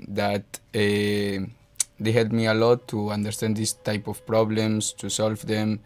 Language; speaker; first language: English; non-native, fluent; Spanish